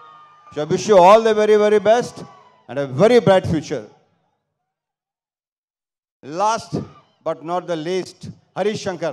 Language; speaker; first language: Telugu; native; Telugu